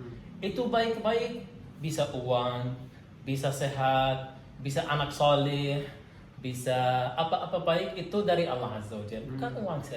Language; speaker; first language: Indonesian; non-native, learner; Arabic